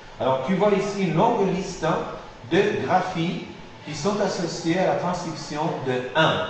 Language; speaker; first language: French; non-native, fluent; Spanish